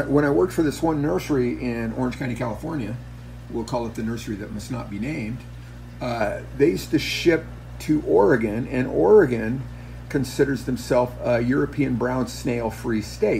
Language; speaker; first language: English; native; English